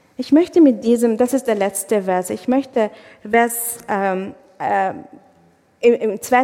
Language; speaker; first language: German; non-native, fluent; Arabic